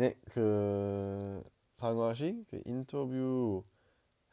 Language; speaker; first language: Korean; non-native, learner; English